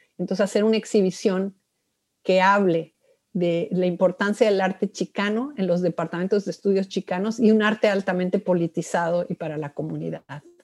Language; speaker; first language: Spanish; native; Spanish